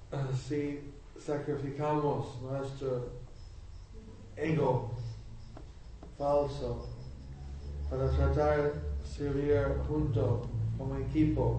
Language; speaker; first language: Spanish; non-native, learner; English